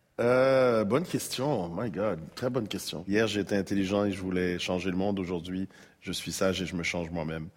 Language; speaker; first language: French; native; French